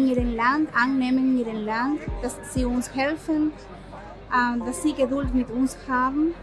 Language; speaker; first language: German; non-native, learner; Spanish